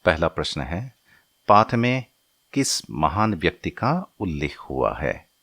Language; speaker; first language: Hindi; non-native, local second language; Assamese